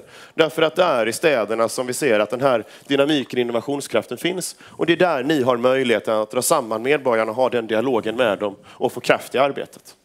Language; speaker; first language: Swedish; native; Swedish